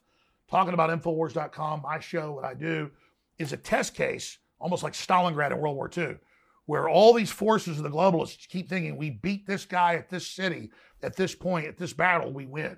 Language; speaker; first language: English; native; English